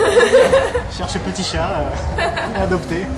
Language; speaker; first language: French; native; French